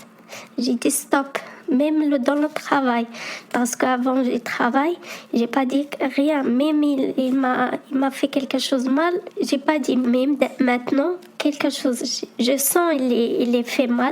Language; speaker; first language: French; non-native, learner; Arabic